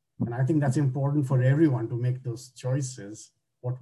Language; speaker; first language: English; non-native, local second language; Bangla